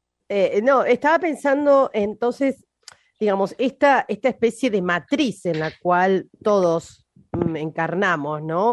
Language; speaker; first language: Spanish; native; Spanish